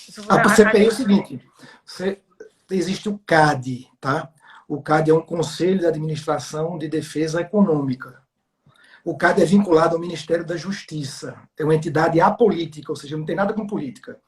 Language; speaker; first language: Portuguese; native; Portuguese